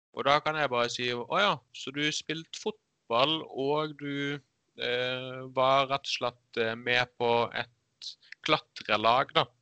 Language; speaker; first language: Norwegian; early bilingual, other home language; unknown